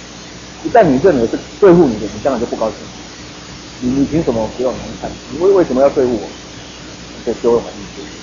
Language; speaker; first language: Chinese; native; Chinese